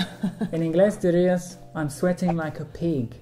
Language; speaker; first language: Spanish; non-native, fluent; English